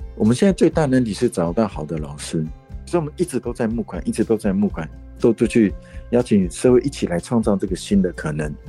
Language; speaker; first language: Chinese; non-native, local second language; Amis